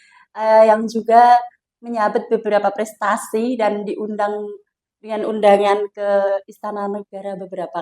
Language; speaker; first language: Indonesian; non-native, local second language; Javanese